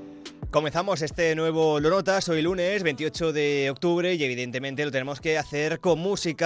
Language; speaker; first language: Spanish; native; Spanish